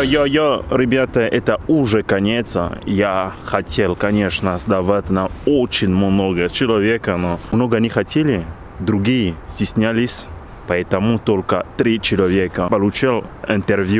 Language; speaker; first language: Russian; non-native, learner; French